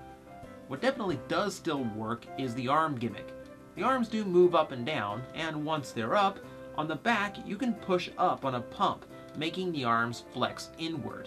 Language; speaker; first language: English; native; English